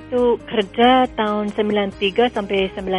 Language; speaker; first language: Indonesian; non-native, fluent; English